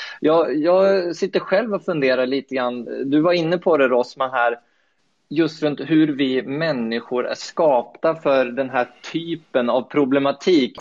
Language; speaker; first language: Swedish; native; Swedish